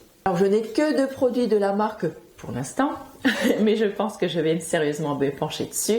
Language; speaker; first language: French; native; French